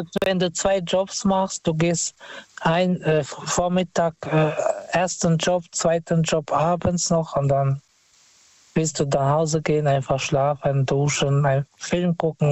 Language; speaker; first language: German; non-native, fluent; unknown